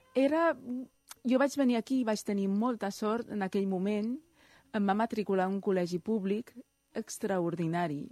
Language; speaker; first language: Catalan; early bilingual, other home language; Chinese